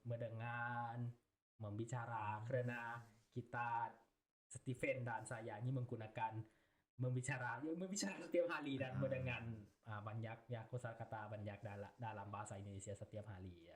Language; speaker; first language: Indonesian; non-native, learner; Thai